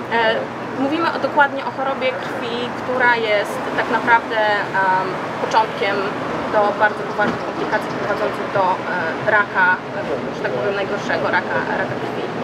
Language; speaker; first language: Polish; native; Polish